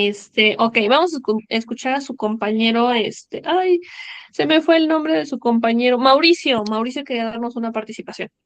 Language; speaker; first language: Spanish; native; Spanish